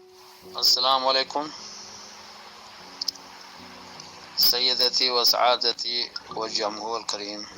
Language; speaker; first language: Arabic; non-native, learner; Urdu